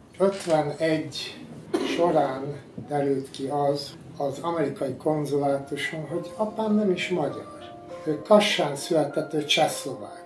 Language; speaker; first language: Hungarian; early bilingual, heritage; Hungarian